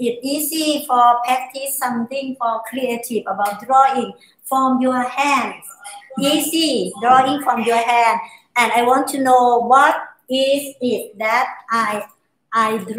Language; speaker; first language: English; non-native, learner; Thai